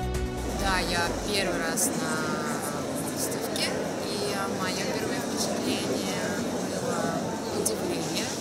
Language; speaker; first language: Russian; non-native, fluent; German